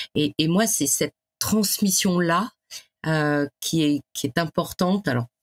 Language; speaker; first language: French; native; French